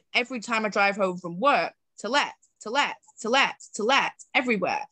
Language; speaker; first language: English; native; English